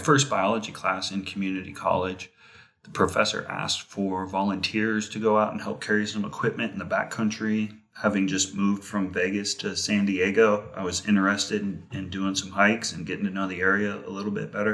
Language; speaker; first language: English; native; English